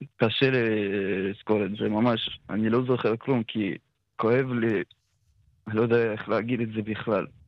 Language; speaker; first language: Hebrew; non-native, fluent; Russian